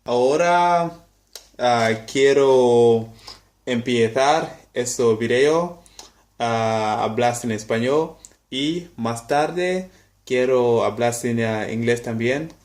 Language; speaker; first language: Spanish; non-native, learner; English